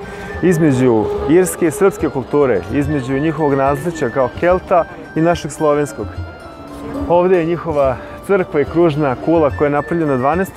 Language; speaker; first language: Serbian; native; Serbian